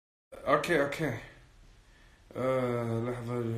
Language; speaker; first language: Arabic; native; Arabic